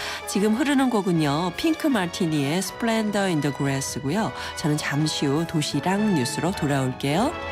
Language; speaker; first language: Korean; native; Korean